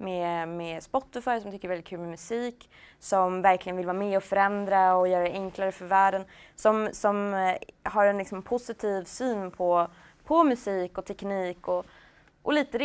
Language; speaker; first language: Swedish; native; Swedish